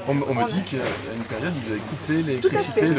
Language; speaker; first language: French; native; French